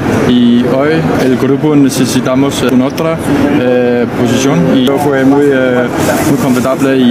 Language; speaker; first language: Spanish; non-native, learner; Danish